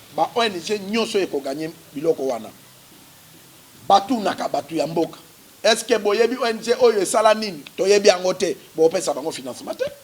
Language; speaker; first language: Lingala; native; Lingala